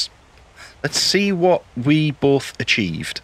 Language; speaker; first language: English; native; English